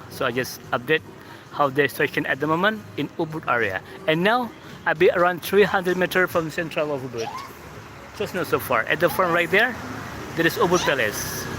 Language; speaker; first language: English; non-native, learner; Indonesian